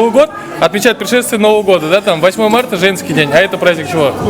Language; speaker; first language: Russian; native; Russian